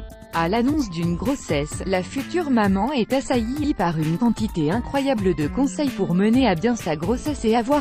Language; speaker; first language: French; native; French